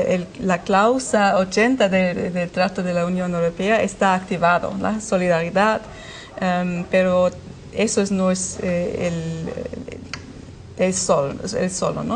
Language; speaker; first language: Spanish; non-native, fluent; German